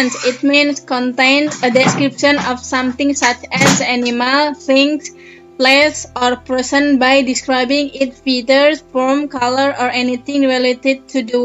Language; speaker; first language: English; non-native, learner; Indonesian